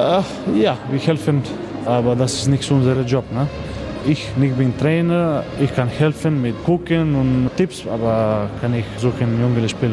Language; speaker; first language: German; non-native, learner; Macedonian